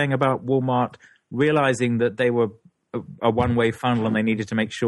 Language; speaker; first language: English; native; English